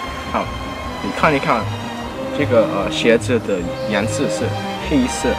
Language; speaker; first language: Chinese; non-native, learner; English